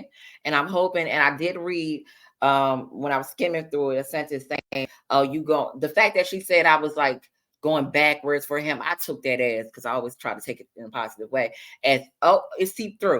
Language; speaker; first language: English; native; English